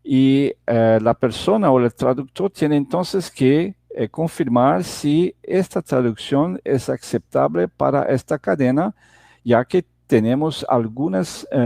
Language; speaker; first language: Spanish; non-native, fluent; Portuguese